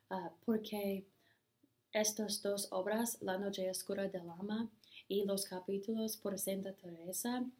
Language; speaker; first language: Spanish; non-native, learner; English